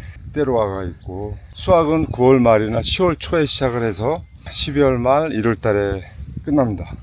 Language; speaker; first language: Korean; early bilingual, heritage; Korean